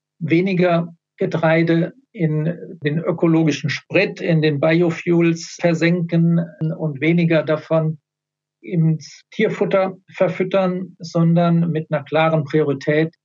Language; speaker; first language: German; native; German